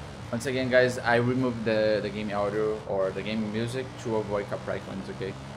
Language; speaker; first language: English; non-native, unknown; Portuguese